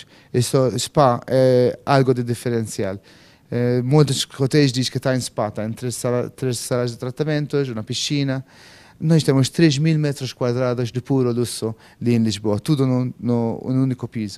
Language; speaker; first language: Portuguese; non-native, fluent; Maltese